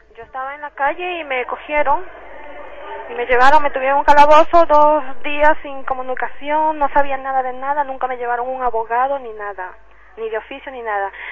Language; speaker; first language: Spanish; native; Spanish